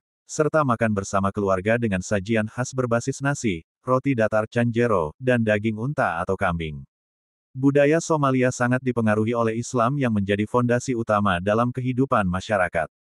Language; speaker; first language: Indonesian; native; Indonesian